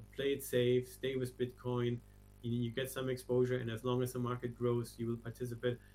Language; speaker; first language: English; non-native, fluent; German